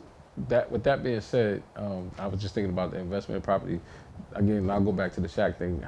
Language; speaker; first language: English; native; English